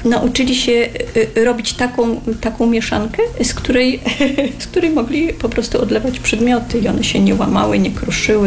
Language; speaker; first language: Polish; native; Polish